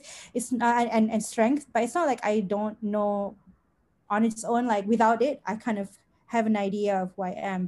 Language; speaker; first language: English; non-native, local second language; Malay